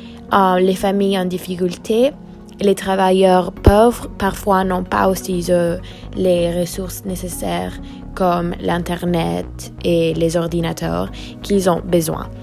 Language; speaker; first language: French; non-native, fluent; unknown